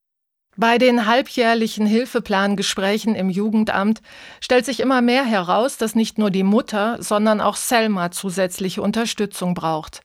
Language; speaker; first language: German; native; German